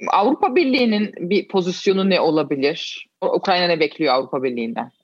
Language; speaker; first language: Turkish; native; Turkish